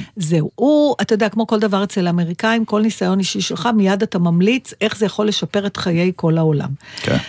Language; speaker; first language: Hebrew; native; Hebrew